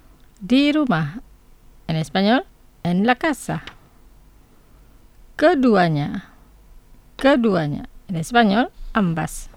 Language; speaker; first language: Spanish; non-native, fluent; Indonesian